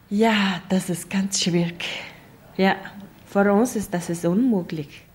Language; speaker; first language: German; non-native, learner; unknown